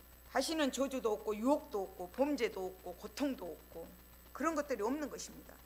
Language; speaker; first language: Korean; native; Korean